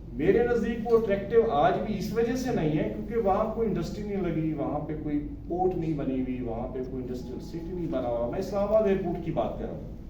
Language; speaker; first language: Urdu; non-native, local second language; Saraiki